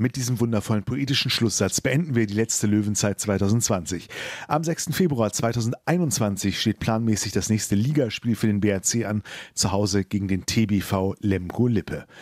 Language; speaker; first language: German; native; German